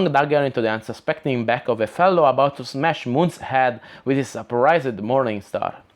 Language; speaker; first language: English; non-native, fluent; Italian